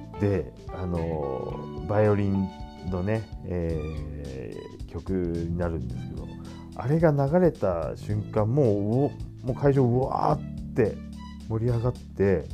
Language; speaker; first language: Japanese; native; Japanese